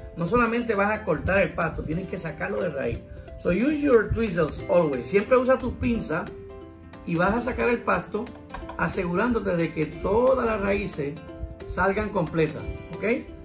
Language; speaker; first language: Spanish; native; Spanish